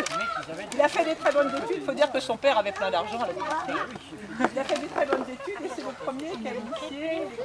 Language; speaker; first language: French; native; French